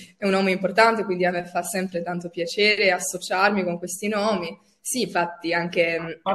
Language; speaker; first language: Italian; non-native, fluent; Albanian